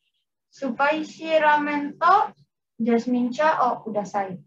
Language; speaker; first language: Japanese; non-native, learner; Indonesian